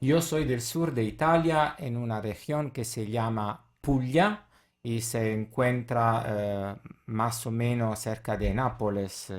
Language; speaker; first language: Spanish; non-native, fluent; Italian